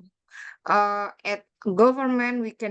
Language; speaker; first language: English; non-native, learner; Indonesian